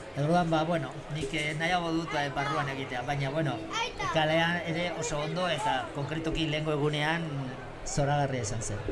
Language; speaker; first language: Basque; non-native, local second language; Spanish